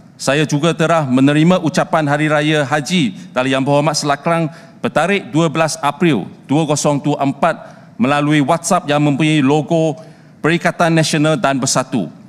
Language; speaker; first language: Malay; non-native, local second language; Chinese